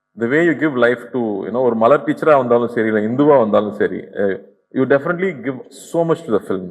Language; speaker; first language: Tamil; native; Tamil